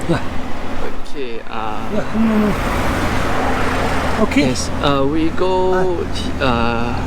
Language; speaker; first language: English; non-native, learner; Turkish